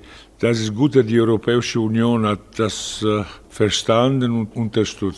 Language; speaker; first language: German; non-native, fluent; Italian